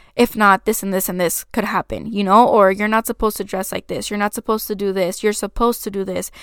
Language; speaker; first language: English; early bilingual, other home language; Spanish